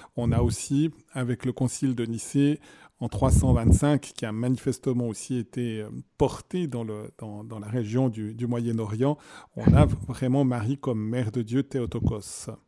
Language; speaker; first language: French; native; French